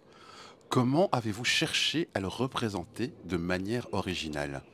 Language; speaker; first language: French; native; French